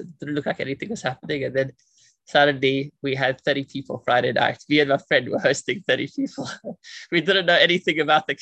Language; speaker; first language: English; native; English